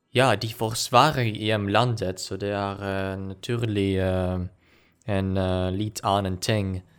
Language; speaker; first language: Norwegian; non-native, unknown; Ukrainian